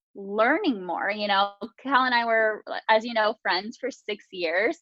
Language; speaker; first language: English; early bilingual, other home language; Japanese